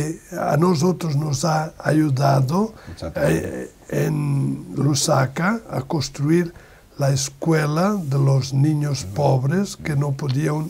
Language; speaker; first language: Spanish; non-native, learner; Portuguese